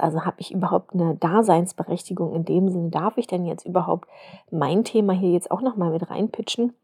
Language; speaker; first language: German; native; German